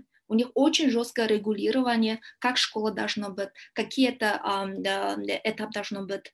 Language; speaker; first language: Russian; non-native, learner; Kyrgyz